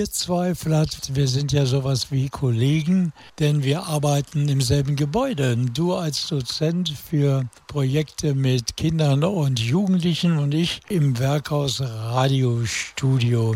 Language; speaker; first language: German; native; German